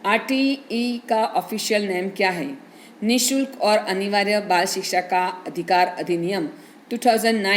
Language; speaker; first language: Hindi; non-native, local second language; Gujarati